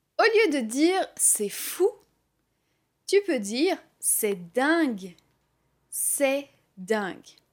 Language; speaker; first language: French; native; French